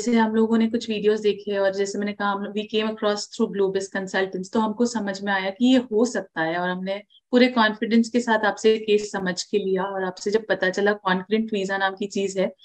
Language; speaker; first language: Hindi; non-native, local second language; Marathi